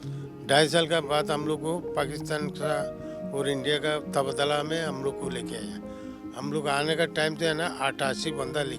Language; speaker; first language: Hindi; non-native, local second language; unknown